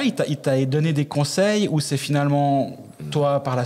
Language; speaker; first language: French; native; French